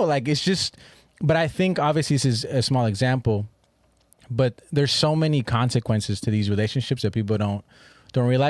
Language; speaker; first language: English; native; English